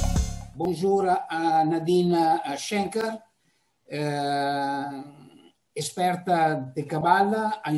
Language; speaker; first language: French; non-native, fluent; Italian